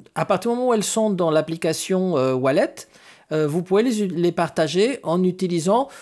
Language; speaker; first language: French; non-native, fluent; Spanish